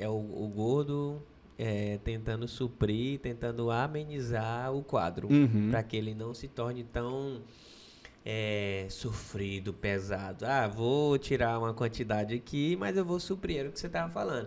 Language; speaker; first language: Portuguese; native; Portuguese